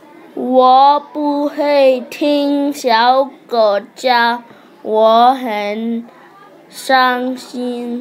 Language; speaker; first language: Chinese; non-native, learner; English